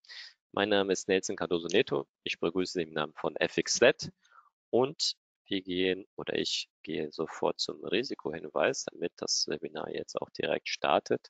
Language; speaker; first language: German; native; German